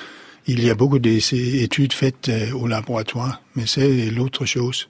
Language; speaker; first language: French; non-native, fluent; Danish